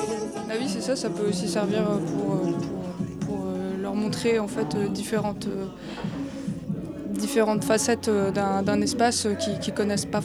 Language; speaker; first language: French; native; French